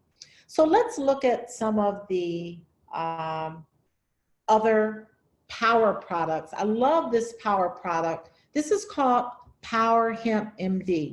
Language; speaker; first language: English; native; English